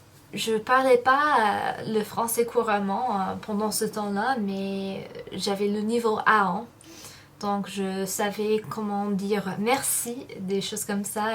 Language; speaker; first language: French; non-native, fluent; English